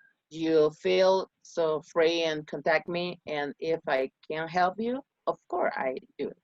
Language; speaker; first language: English; non-native, learner; Spanish